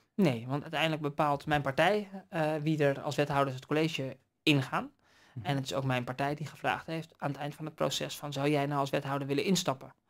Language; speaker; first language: Dutch; native; Dutch